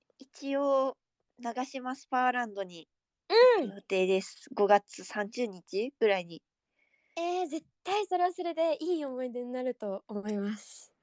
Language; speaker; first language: Japanese; native; Japanese